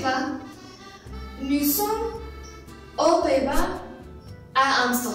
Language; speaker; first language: French; non-native, learner; Spanish